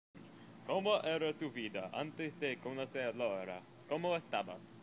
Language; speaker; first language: Spanish; non-native, learner; English